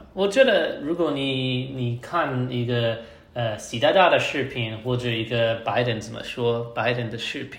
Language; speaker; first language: Chinese; non-native, learner; English